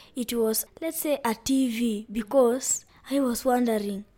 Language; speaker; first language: English; non-native, local second language; Luyia